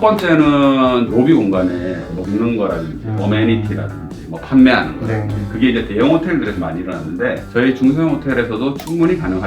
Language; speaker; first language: Korean; native; Korean